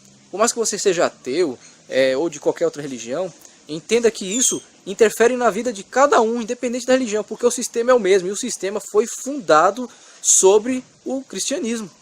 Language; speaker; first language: Portuguese; native; Portuguese